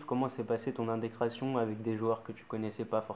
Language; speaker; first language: French; native; French